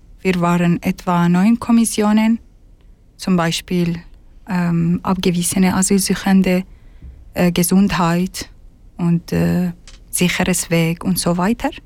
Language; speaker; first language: German; non-native, fluent; Arabic